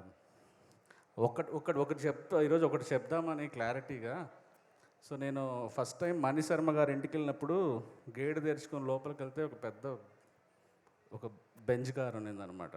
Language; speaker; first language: Telugu; native; Telugu